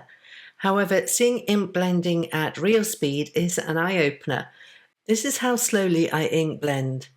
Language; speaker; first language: English; native; English